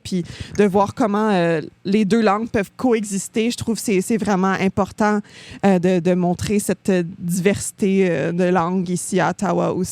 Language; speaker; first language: French; native; French